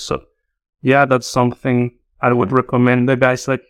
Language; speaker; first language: English; non-native, fluent; Spanish